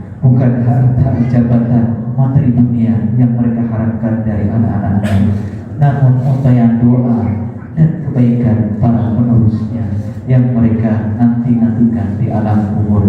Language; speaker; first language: Indonesian; native; Indonesian